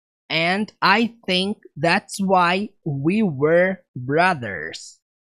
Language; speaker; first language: English; non-native, fluent; Portuguese